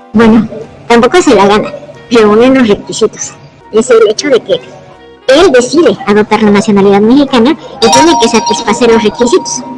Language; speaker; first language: Spanish; native; Spanish